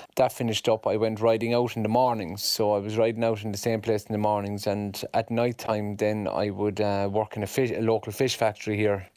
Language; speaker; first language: English; native; English